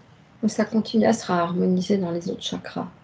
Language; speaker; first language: French; native; French